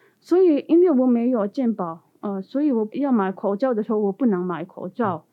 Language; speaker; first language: Chinese; non-native, learner; Tibetan